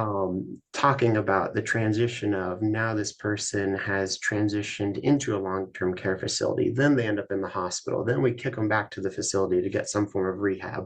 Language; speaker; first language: English; native; English